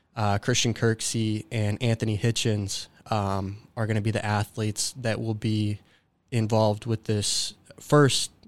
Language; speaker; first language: English; native; English